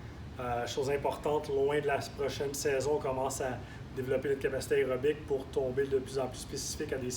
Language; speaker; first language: French; native; French